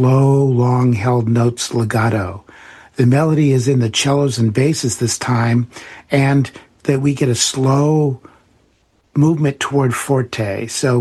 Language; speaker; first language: English; native; English